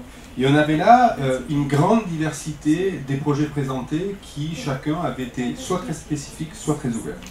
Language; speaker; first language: French; native; French